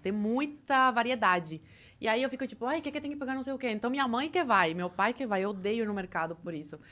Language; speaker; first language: Portuguese; early bilingual, other home language; Spanish